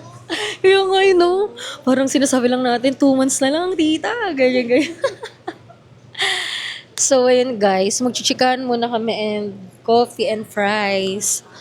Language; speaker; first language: Filipino; native; Filipino